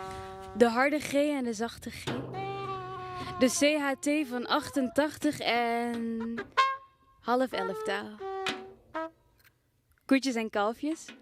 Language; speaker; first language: Dutch; early bilingual, other home language; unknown